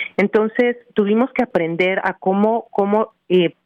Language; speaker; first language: Spanish; native; Spanish